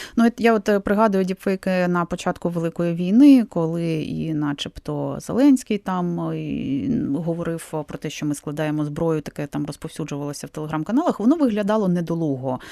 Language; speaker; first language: Ukrainian; native; Ukrainian